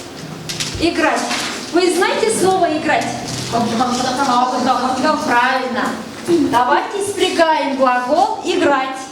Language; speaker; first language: Russian; non-native, fluent; Mongolian